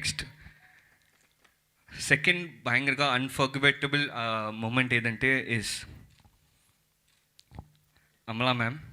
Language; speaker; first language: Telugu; early bilingual, heritage; Telugu